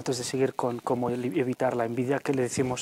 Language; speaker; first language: Spanish; native; Spanish